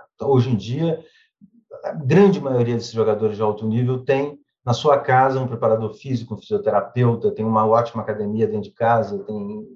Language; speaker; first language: Portuguese; native; Portuguese